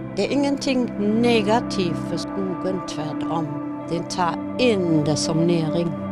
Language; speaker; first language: Swedish; non-native, fluent; German